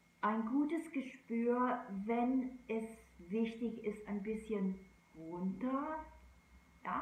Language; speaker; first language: German; non-native, fluent; English